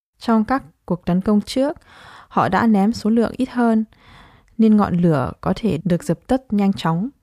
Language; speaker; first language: Vietnamese; early bilingual, heritage; Vietnamese